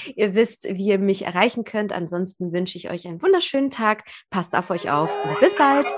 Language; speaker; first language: German; native; German